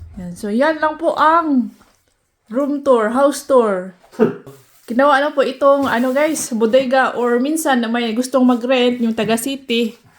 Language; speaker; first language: Filipino; non-native, local second language; Cebuano